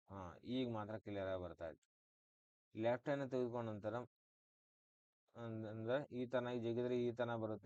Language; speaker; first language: Kannada; native; Kannada